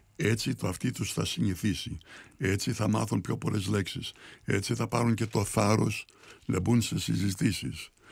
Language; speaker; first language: Greek; early bilingual, heritage; Greek